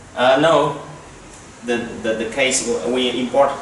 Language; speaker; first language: English; non-native, learner; Vietnamese